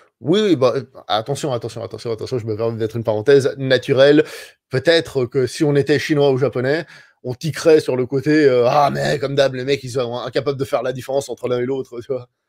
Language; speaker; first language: French; native; French